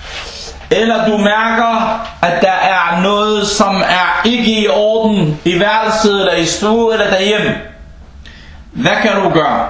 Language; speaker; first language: Danish; non-native, local second language; Arabic